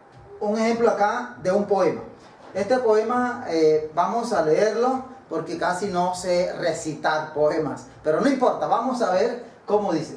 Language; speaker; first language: Spanish; native; Spanish